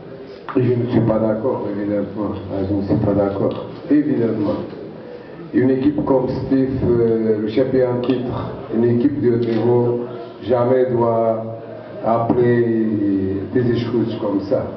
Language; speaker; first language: French; non-native, fluent; Portuguese